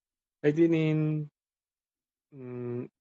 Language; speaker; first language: English; non-native, learner; Spanish